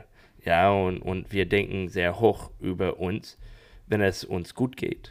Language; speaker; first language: German; non-native, fluent; English